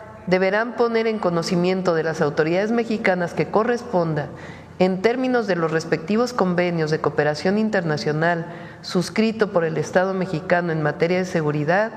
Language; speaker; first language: Spanish; native; Spanish